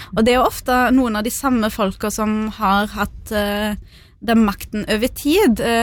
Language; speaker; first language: Norwegian; early bilingual, other home language; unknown